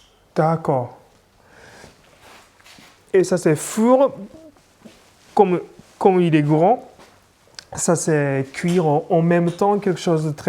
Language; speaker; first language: French; non-native, fluent; Japanese